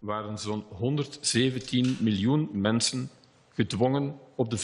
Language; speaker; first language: Dutch; native; Dutch